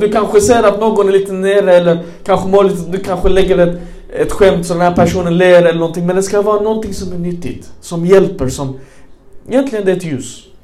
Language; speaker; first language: Swedish; early bilingual, other home language; Arabic